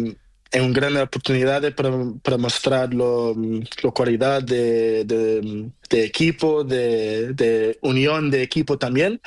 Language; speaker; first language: Spanish; non-native, learner; Portuguese